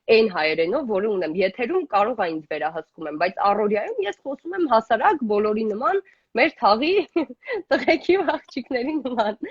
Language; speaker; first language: Armenian; native; Armenian